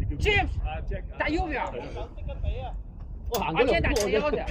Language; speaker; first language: Chinese; native; Chinese